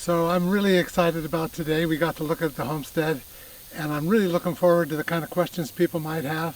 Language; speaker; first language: English; native; English